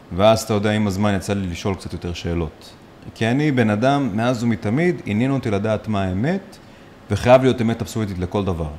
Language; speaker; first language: Hebrew; non-native, local second language; Arabic